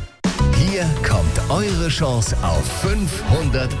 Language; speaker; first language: German; native; German